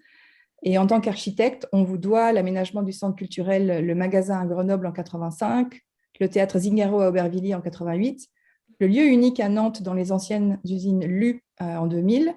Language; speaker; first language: French; native; French